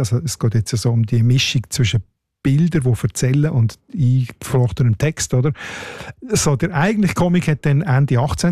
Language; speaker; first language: German; native; German